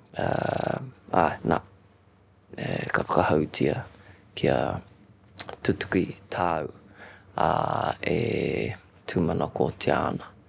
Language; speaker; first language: Māori; non-native, local second language; English